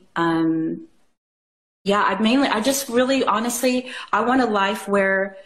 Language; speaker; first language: English; non-native, fluent; Japanese